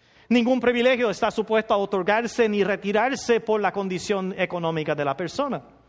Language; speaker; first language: Spanish; non-native, fluent; English